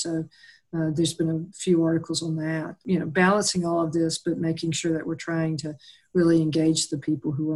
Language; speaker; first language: English; native; English